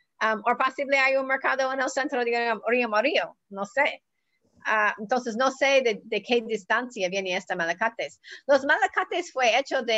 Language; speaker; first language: Spanish; non-native, learner; English